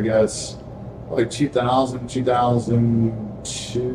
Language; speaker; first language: English; native; English